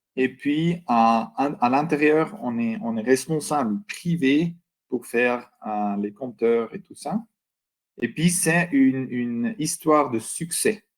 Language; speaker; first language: French; non-native, local second language; German